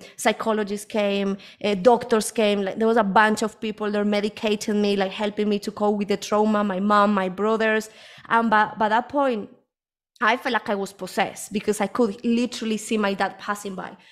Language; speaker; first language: English; early bilingual, other home language; Spanish